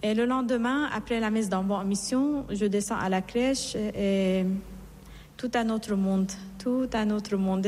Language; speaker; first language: French; non-native, fluent; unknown